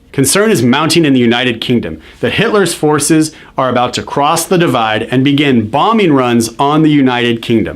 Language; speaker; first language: English; native; English